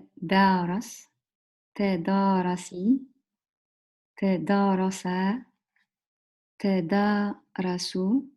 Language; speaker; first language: Arabic; non-native, learner; English